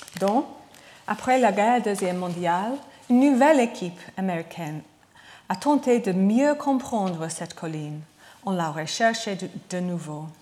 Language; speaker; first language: French; non-native, learner; English